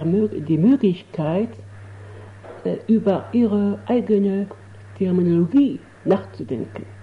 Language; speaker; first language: German; non-native, fluent; Arabic